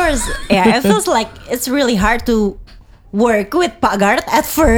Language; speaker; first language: English; non-native, learner; Indonesian